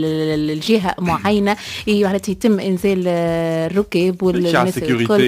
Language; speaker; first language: Arabic; native; Arabic